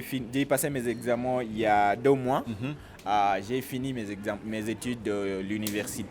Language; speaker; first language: French; non-native, fluent; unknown